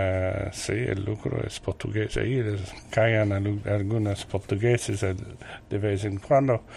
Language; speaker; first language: Spanish; non-native, learner; French